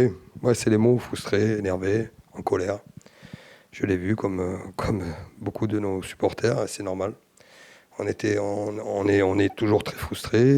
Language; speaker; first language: French; native; French